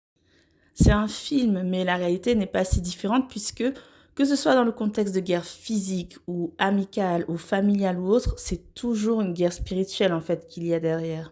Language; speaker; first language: French; native; French